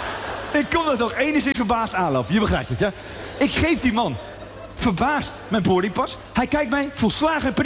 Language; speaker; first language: Dutch; native; Dutch